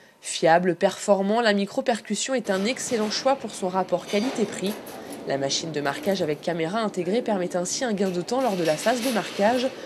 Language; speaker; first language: French; native; French